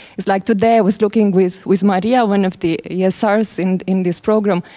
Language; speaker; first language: English; non-native, fluent; Romanian